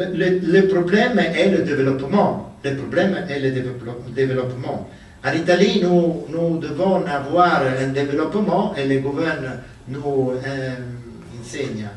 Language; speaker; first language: French; non-native, learner; Italian